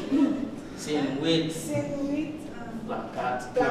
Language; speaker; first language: French; non-native, learner; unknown